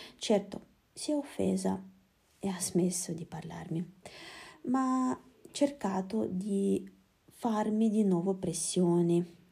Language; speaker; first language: Italian; non-native, fluent; Russian